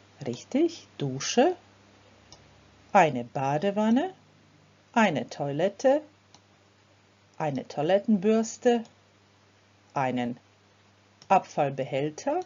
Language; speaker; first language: German; non-native, fluent; Croatian